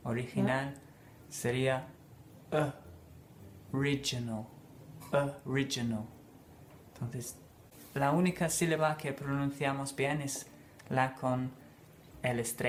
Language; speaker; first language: Spanish; non-native, fluent; English